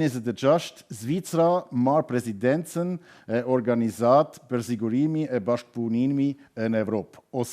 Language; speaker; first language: Albanian; non-native, learner; German